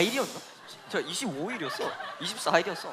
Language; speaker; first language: Korean; non-native, fluent; Chinese